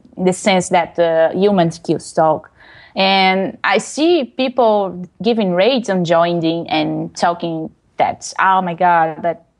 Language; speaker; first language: English; non-native, fluent; Portuguese